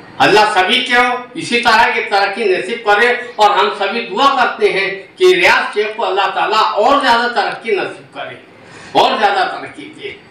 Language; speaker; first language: Hindi; non-native, local second language; Urdu